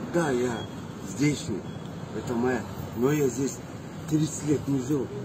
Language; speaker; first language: Russian; non-native, local second language; Kyrgyz